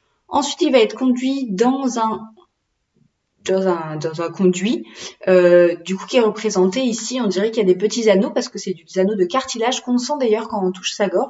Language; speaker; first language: French; native; French